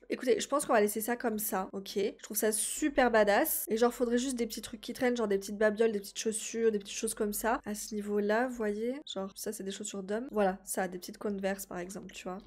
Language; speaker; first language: French; native; French